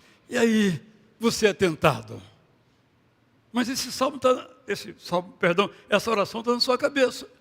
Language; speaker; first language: Portuguese; native; Portuguese